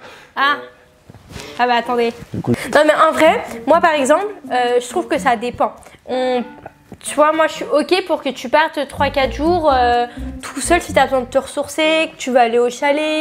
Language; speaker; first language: French; native; French